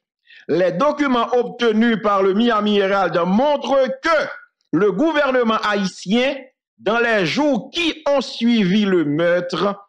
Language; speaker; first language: French; non-native, local second language; Haitian Creole